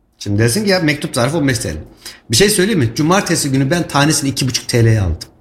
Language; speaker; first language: Turkish; native; Turkish